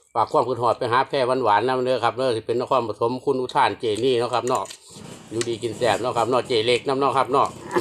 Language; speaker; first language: Thai; native; Thai